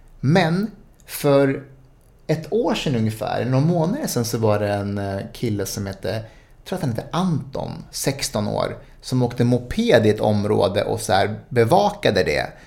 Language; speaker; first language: Swedish; early bilingual, other home language; Spanish